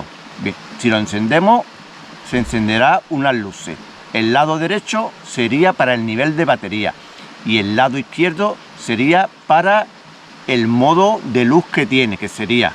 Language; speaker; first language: Spanish; native; Spanish